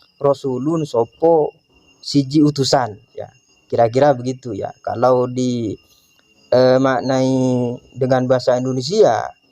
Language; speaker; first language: Indonesian; non-native, local second language; Madurese